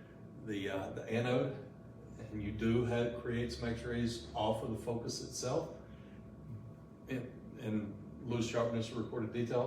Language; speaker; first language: English; native; English